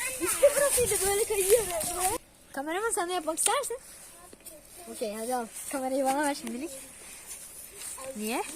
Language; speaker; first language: Turkish; native; Turkish